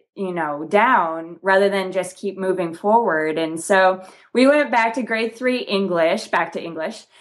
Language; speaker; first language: English; native; English